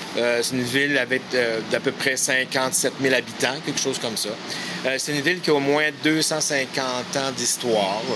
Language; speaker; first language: French; native; French